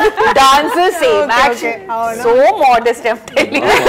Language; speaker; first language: Telugu; native; Telugu